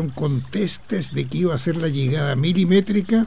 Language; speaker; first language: Spanish; native; Spanish